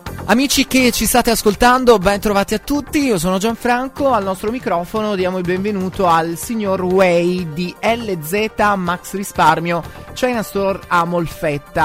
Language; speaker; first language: Italian; native; Italian